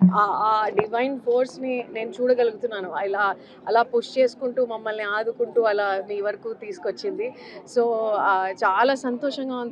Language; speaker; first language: Telugu; native; Telugu